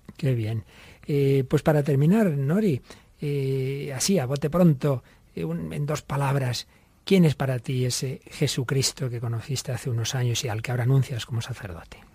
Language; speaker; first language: Spanish; native; Spanish